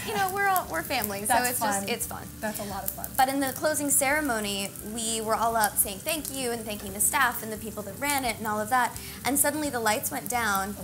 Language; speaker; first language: English; native; English